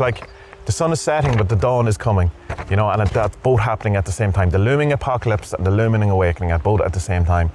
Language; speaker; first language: English; native; English